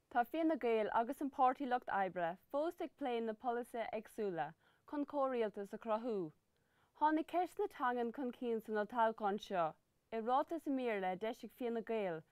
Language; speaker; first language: Irish; native; Irish